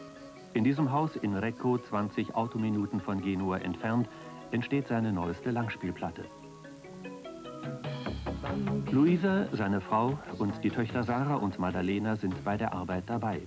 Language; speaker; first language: German; native; German